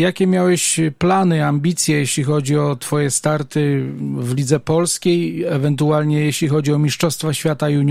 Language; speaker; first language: Polish; native; Polish